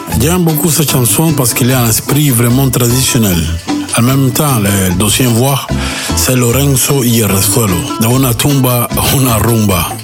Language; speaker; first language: French; non-native, learner; Spanish